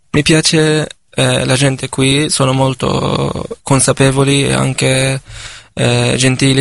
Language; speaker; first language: Italian; non-native, learner; Arabic